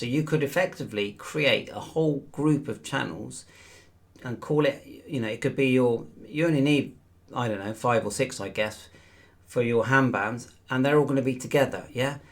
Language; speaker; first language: English; native; English